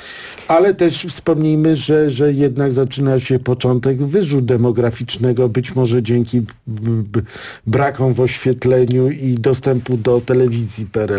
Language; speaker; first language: Polish; native; Polish